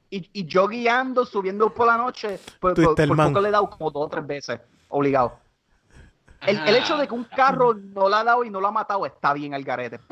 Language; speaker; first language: Spanish; non-native, local second language; English